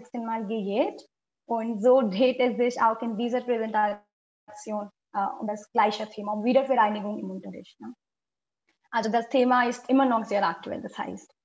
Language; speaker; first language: German; non-native, fluent; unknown